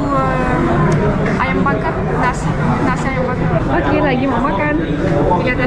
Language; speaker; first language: Indonesian; non-native, learner; English